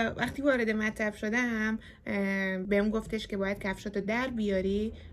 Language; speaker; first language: Persian; native; Persian